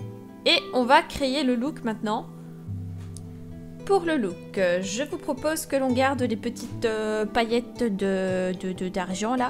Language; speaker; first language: French; native; French